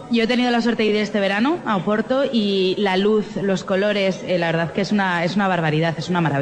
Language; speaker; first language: Spanish; native; Spanish